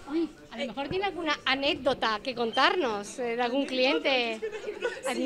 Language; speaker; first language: Spanish; native; Spanish